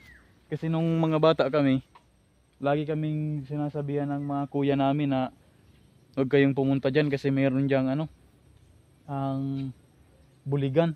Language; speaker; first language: Filipino; native; Filipino